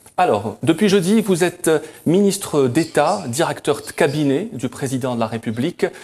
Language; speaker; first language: French; non-native, local second language; Arabic